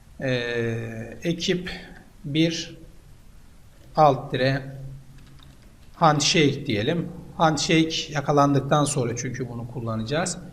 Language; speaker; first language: Turkish; native; Turkish